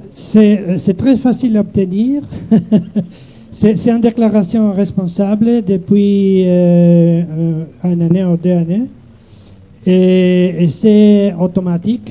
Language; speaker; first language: French; non-native, learner; Spanish